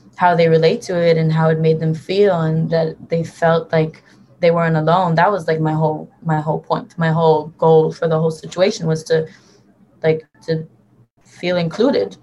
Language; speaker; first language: English; early bilingual, other home language; Hebrew